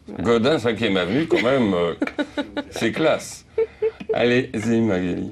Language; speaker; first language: French; native; French